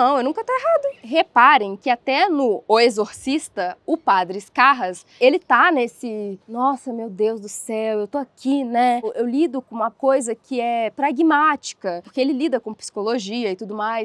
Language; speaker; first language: Portuguese; native; Portuguese